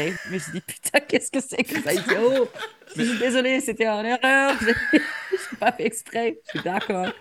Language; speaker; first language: French; non-native, fluent; English